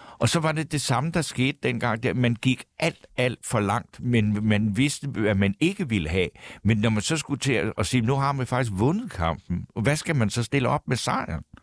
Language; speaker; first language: Danish; native; Danish